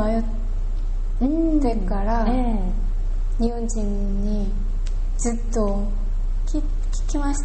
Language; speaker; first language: Japanese; non-native, learner; Korean